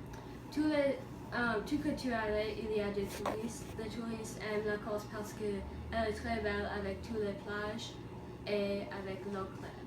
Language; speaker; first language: French; non-native, learner; English